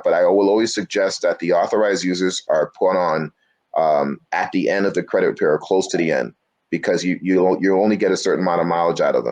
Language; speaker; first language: English; native; English